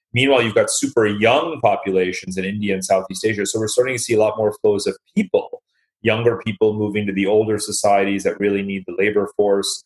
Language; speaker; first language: English; native; English